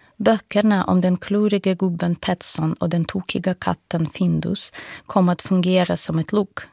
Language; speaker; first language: Swedish; non-native, fluent; Russian